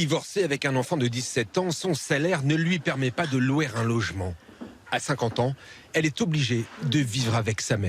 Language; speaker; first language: French; native; French